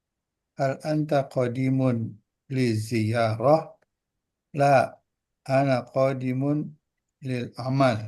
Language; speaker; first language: Arabic; non-native, learner; Indonesian